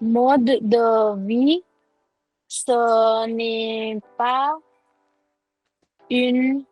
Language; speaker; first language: French; non-native, fluent; Hindi